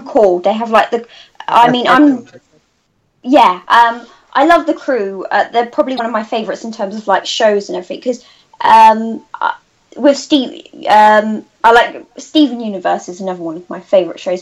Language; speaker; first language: English; native; English